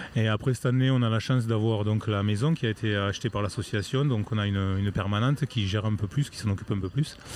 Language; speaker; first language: French; native; French